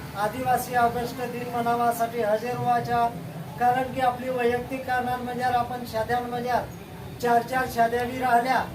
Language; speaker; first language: Marathi; non-native, local second language; Bhili